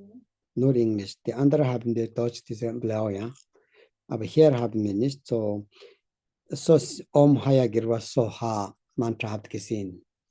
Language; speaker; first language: German; non-native, learner; Tibetan